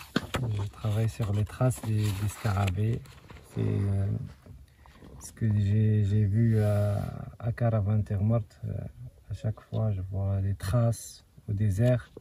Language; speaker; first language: French; non-native, local second language; Arabic